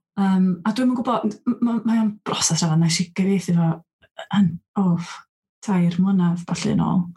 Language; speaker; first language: Welsh; native; Welsh